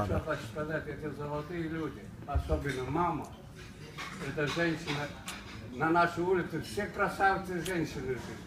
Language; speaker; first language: Russian; non-native, local second language; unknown